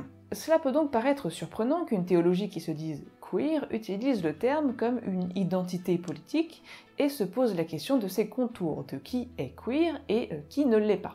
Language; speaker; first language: French; native; French